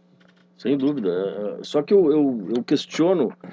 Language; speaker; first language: Portuguese; native; Portuguese